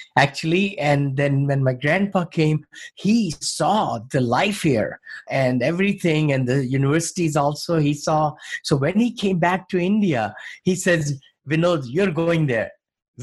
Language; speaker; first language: English; non-native, local second language; Hindi